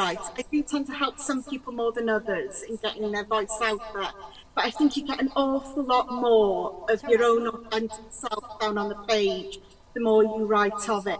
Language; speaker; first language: English; non-native, local second language; Welsh